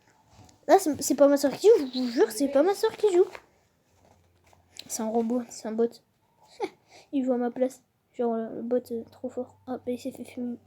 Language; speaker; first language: French; native; French